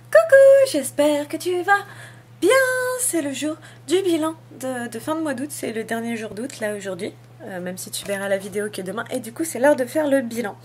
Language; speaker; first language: French; native; French